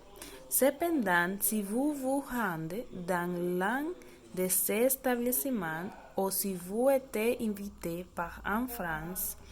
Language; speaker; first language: French; non-native, learner; Spanish